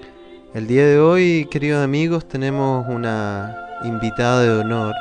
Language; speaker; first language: Spanish; native; Spanish